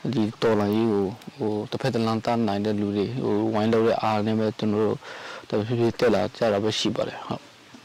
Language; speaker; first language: Burmese; non-native, local second language; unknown